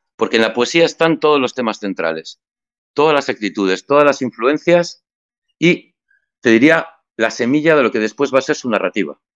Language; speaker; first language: Spanish; native; Spanish